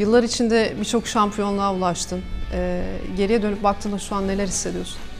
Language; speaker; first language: Turkish; native; Turkish